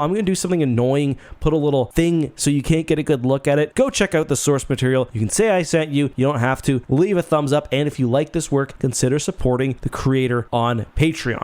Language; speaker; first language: English; native; English